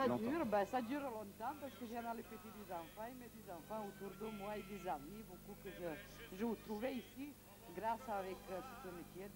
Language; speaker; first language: French; non-native, learner; Serbian